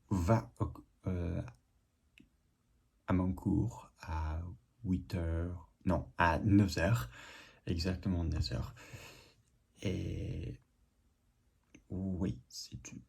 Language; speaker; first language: French; non-native, learner; English